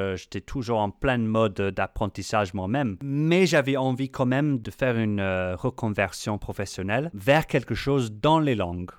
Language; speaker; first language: French; non-native, fluent; English